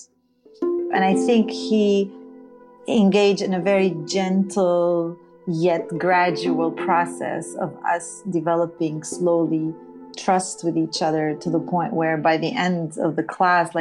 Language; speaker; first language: English; non-native, fluent; Arabic